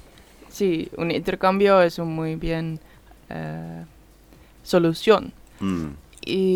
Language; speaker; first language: Spanish; non-native, learner; Dutch